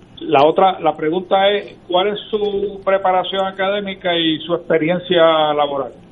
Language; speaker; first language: Spanish; native; Spanish